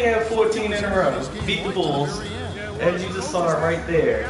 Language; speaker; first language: English; native; English